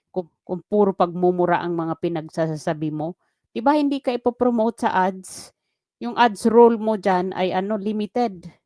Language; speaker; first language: Filipino; native; Filipino